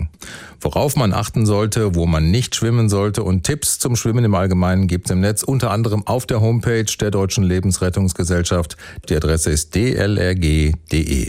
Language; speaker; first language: German; native; German